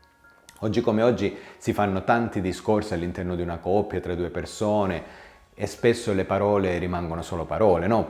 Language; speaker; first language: Italian; native; Italian